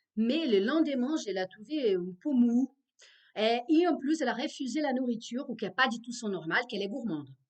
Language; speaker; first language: French; non-native, fluent; Portuguese